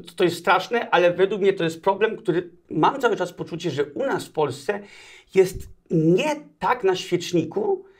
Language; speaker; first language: Polish; early bilingual, other home language; Danish